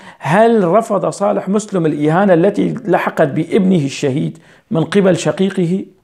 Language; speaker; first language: Arabic; non-native, local second language; Kurdish